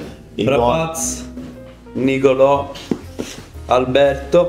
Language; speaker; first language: Italian; native; Italian